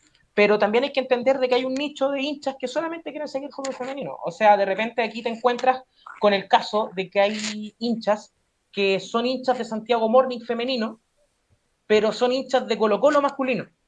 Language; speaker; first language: Spanish; native; Spanish